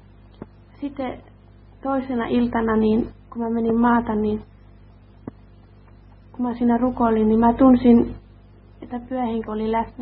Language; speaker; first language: Finnish; early bilingual, heritage; Finnish